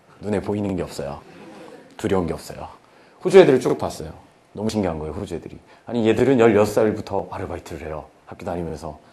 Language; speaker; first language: Korean; native; Korean